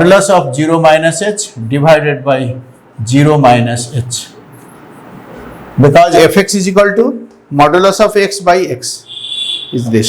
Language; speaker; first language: English; non-native, local second language; Hindi